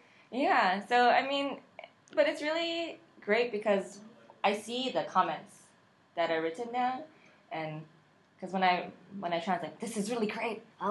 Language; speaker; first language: English; native; English